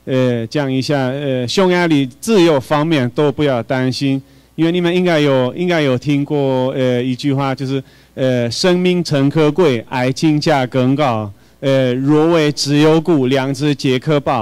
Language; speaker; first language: Chinese; non-native, fluent; Hungarian